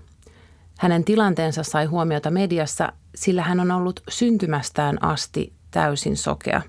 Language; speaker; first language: Finnish; native; Finnish